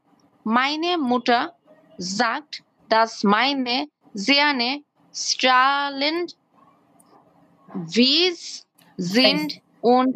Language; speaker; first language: German; non-native, learner; Bangla